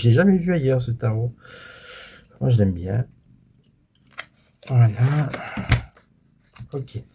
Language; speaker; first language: French; native; French